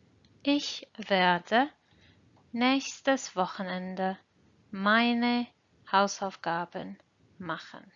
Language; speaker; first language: German; non-native, fluent; English